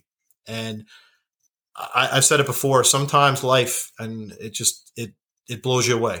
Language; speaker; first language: English; native; English